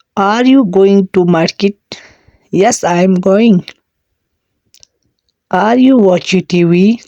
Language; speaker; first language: English; non-native, learner; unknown